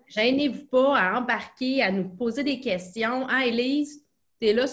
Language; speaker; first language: French; native; French